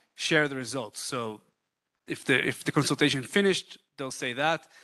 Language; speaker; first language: English; non-native, fluent; Hebrew